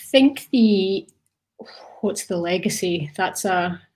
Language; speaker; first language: English; native; English